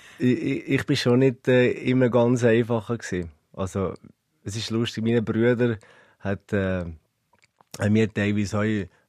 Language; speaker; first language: German; native; German